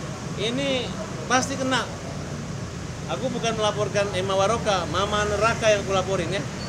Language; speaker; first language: Indonesian; native; Indonesian